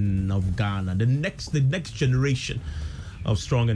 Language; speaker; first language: English; non-native, local second language; Akan